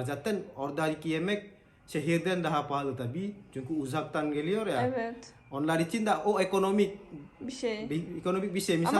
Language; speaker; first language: Turkish; non-native, learner; Indonesian